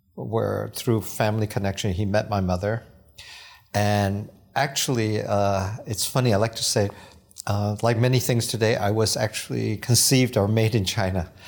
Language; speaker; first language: English; early bilingual, other home language; Cantonese